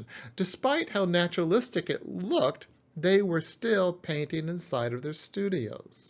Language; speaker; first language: English; native; English